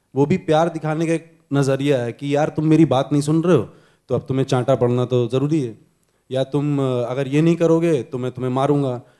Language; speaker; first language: Hindi; native; Hindi